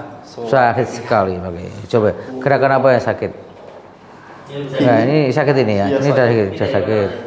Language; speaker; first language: Indonesian; native; Indonesian